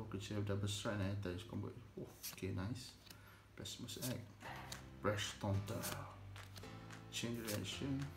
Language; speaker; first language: English; non-native, local second language; Malay